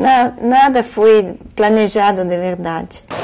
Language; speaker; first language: Portuguese; non-native, fluent; German